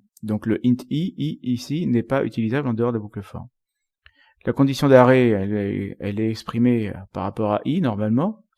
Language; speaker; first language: French; native; French